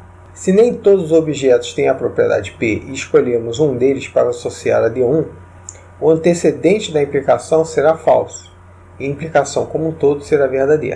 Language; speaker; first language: Portuguese; native; Portuguese